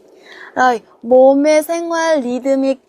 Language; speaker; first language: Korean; non-native, fluent; Vietnamese